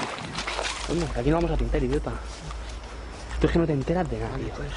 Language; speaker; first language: Spanish; native; Spanish